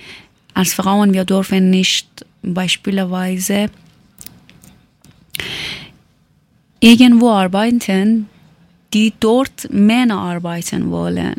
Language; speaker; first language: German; non-native, learner; Persian